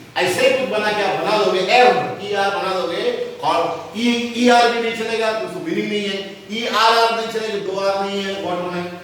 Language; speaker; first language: Hindi; non-native, local second language; Konkani